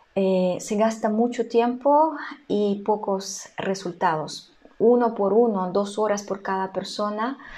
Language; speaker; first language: Spanish; non-native, fluent; Russian